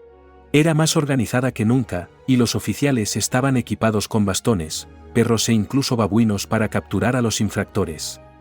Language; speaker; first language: Spanish; native; Spanish